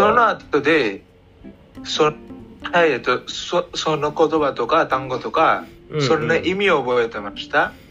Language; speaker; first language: Japanese; non-native, learner; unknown